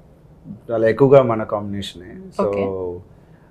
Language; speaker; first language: Telugu; non-native, learner; Tamil